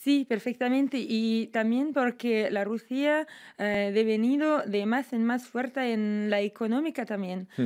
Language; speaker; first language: Spanish; non-native, fluent; Russian